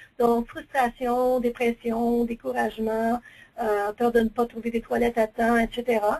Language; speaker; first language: French; native; French